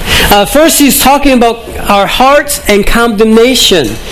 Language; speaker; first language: English; native; English